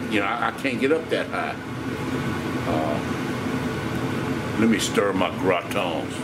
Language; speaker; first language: English; native; English